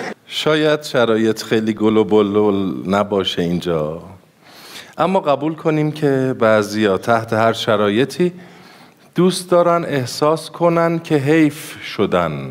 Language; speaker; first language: Persian; native; Persian